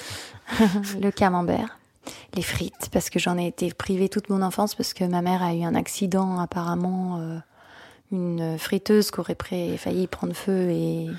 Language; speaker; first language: French; native; French